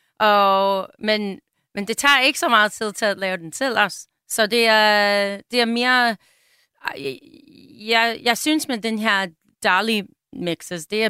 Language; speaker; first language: Danish; non-native, fluent; English